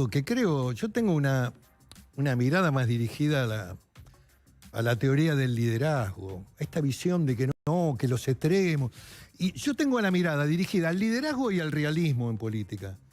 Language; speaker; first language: Spanish; native; Spanish